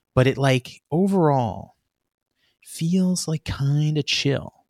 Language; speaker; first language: English; native; English